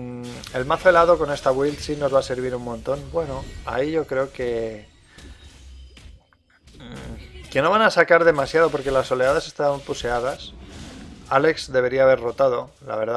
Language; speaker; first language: Spanish; native; Spanish